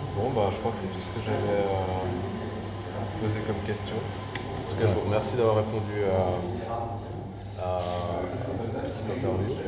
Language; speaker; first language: French; native; French